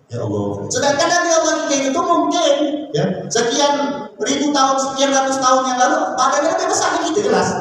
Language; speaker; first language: Indonesian; native; Indonesian